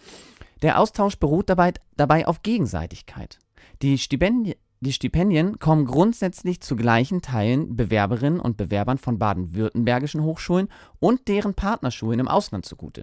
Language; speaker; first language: German; native; German